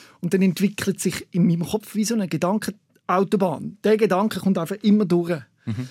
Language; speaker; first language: German; native; German